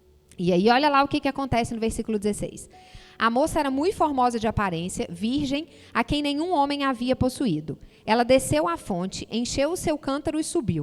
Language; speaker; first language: Portuguese; native; Portuguese